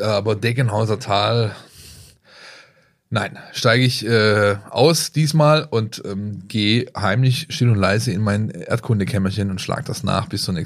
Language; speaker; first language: German; native; German